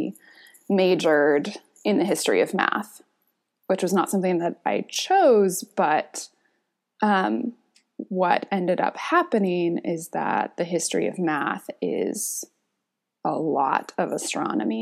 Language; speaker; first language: English; native; English